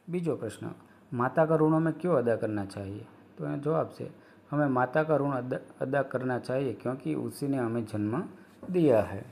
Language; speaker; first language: Hindi; non-native, local second language; Gujarati